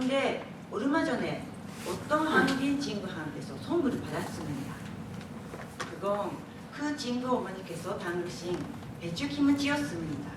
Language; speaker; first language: Korean; non-native, fluent; Japanese